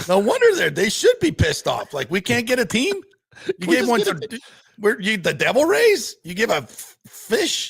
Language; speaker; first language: English; native; English